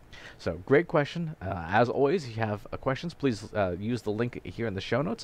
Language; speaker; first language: English; native; English